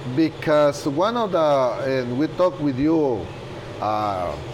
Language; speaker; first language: English; non-native, learner; Spanish